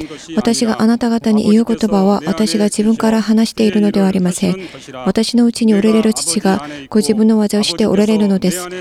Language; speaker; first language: Japanese; non-native, learner; Korean